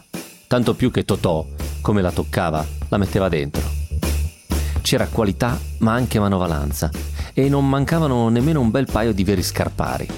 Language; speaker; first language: Italian; native; Italian